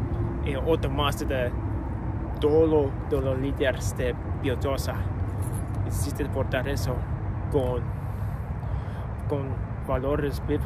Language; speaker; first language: Spanish; non-native, learner; English